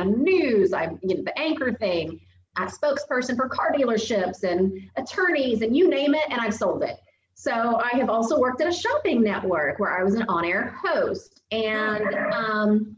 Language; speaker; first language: English; native; English